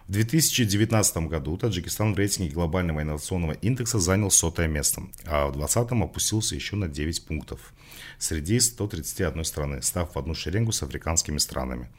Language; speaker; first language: Russian; non-native, local second language; Tajik